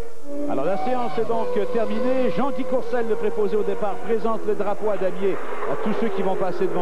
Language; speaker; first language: French; native; French